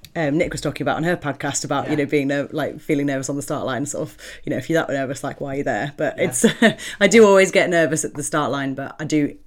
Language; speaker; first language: English; native; English